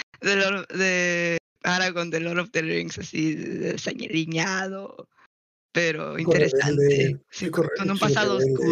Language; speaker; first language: Spanish; native; Spanish